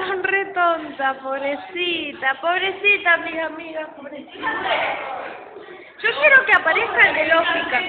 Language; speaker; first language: Spanish; native; Spanish